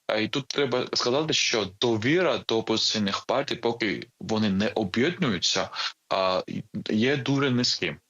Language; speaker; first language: Ukrainian; non-native, fluent; Georgian